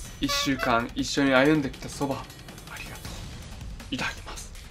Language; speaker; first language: Japanese; native; Japanese